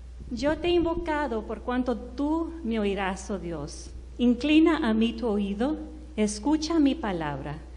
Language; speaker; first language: Spanish; early bilingual, heritage; Spanish